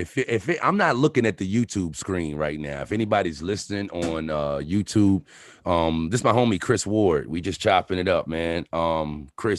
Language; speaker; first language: English; native; English